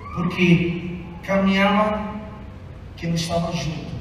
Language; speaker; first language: Portuguese; non-native, fluent; Italian